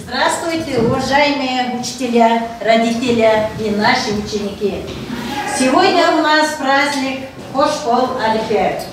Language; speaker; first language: Russian; non-native, local second language; Kyrgyz